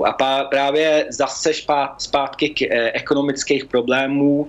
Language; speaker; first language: Czech; early bilingual, heritage; Czech